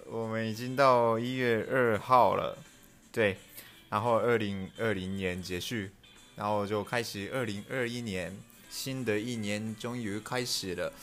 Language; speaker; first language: Chinese; non-native, fluent; Japanese